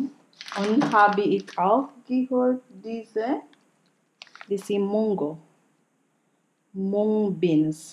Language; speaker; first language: German; non-native, learner; Filipino